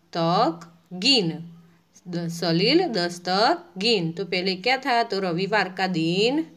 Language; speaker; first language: Hindi; non-native, local second language; Gujarati